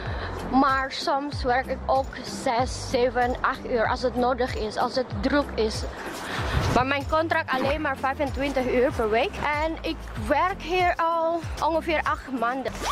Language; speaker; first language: Dutch; non-native, learner; Indonesian